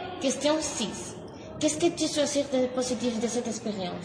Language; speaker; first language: French; non-native, learner; Catalan